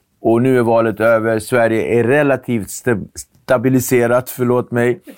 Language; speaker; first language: Swedish; early bilingual, other home language; Kabuverdianu